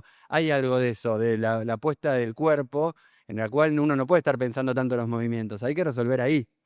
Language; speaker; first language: Spanish; native; Spanish